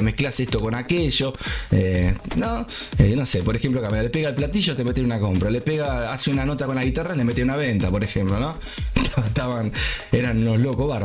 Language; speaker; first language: Spanish; native; Spanish